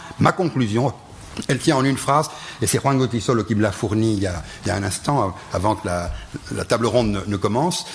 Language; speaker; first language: French; non-native, local second language; Ladino